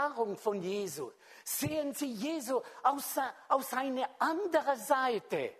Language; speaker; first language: German; non-native, fluent; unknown